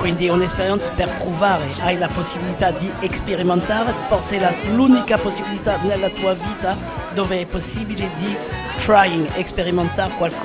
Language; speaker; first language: Italian; non-native, learner; French